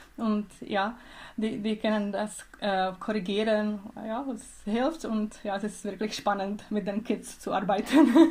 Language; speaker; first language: German; non-native, learner; Czech